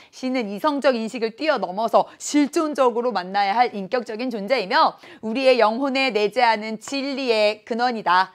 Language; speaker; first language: Korean; native; Korean